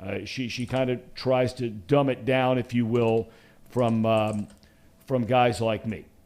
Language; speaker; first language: English; native; English